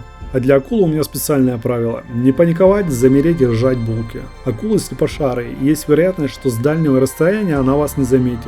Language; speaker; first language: Russian; native; Russian